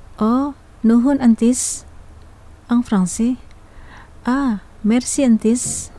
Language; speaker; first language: French; non-native, fluent; Indonesian